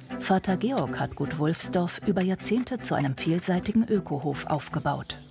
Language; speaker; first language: German; native; German